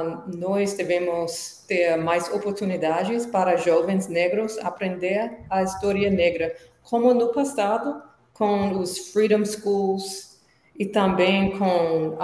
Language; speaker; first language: Portuguese; non-native, learner; English